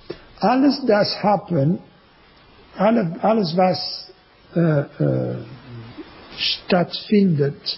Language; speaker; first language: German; non-native, learner; French